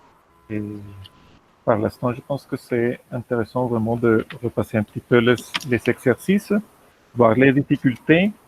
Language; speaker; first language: French; non-native, fluent; Spanish